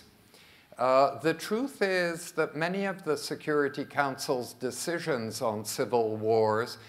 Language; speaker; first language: English; early bilingual, other home language; French